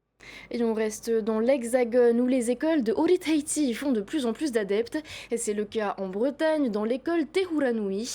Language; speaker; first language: French; native; French